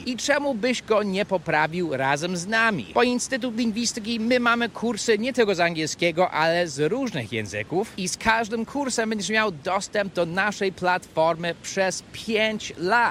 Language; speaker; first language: Polish; non-native, fluent; English